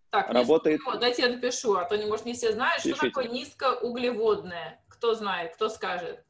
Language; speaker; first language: Russian; native; Russian